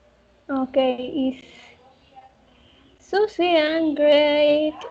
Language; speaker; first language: English; non-native, learner; Spanish